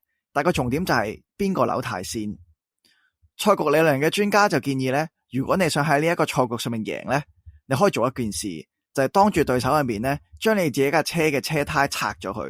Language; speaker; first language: Cantonese; native; Cantonese